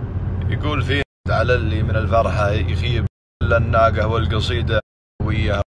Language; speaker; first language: Arabic; native; Arabic